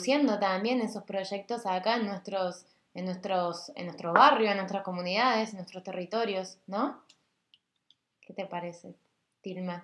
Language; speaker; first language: Spanish; native; Spanish